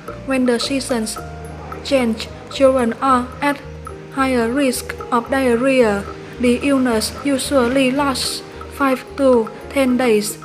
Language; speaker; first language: English; non-native, fluent; Vietnamese